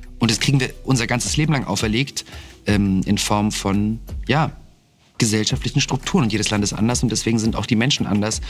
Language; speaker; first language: German; early bilingual, other home language; Russian